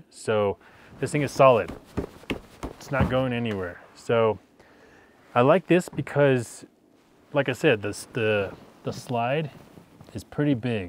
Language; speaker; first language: English; native; English